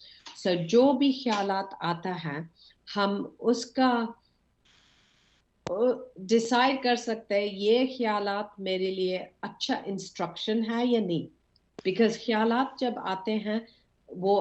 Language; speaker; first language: Hindi; early bilingual, heritage; English